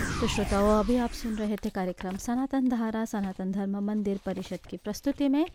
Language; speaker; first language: Hindi; non-native, local second language; Morisyen